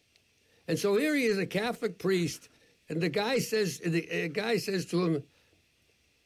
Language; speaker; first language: English; native; English